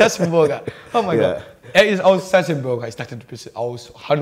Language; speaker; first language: German; non-native, learner; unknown